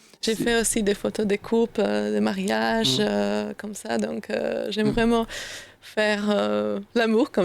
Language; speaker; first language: French; non-native, learner; Slovak